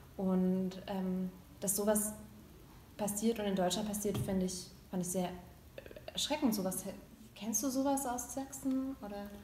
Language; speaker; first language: German; native; German